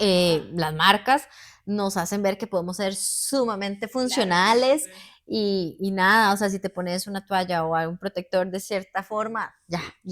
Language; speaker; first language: Spanish; native; Spanish